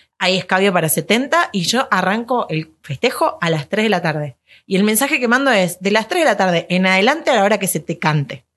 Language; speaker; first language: Spanish; native; Spanish